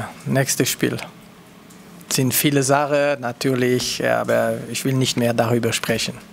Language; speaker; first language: German; non-native, local second language; French